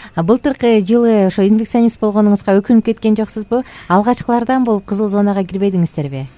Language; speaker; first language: Kyrgyz; native; Kyrgyz